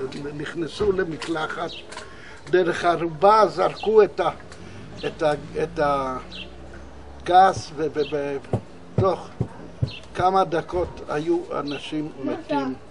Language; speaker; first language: Hebrew; non-native, fluent; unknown